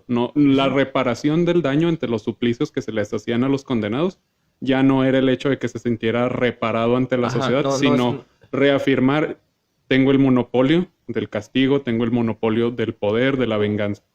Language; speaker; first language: Spanish; native; Spanish